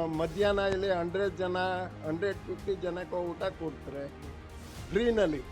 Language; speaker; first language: Kannada; non-native, local second language; Gujarati